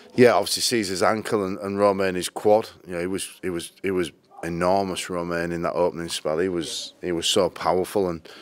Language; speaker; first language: English; native; English